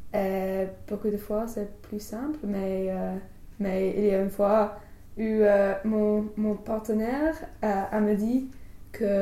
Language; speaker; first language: French; non-native, learner; English